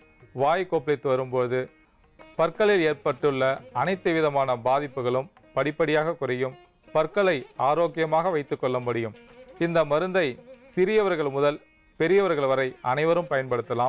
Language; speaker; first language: Tamil; native; Tamil